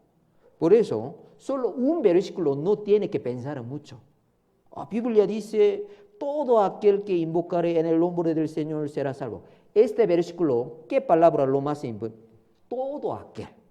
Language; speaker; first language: Spanish; non-native, learner; Korean